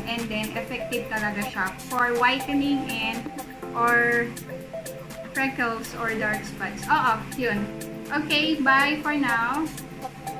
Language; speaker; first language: English; non-native, local second language; Filipino